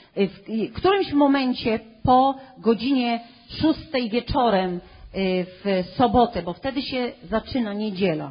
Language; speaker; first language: Polish; native; Polish